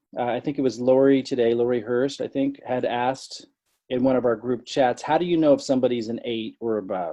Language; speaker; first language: English; native; English